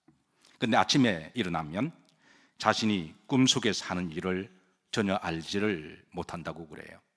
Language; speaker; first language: Korean; native; Korean